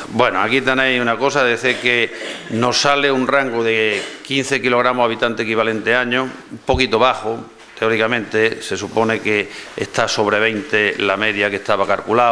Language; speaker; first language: Spanish; native; Spanish